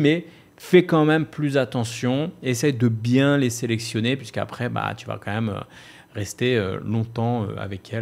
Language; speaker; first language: French; native; French